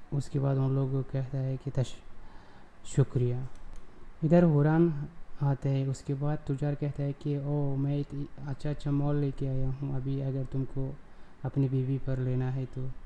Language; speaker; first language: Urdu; non-native, local second language; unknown